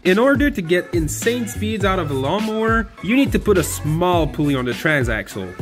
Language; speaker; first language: English; non-native, fluent; French